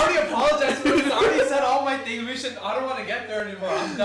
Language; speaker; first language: English; native; English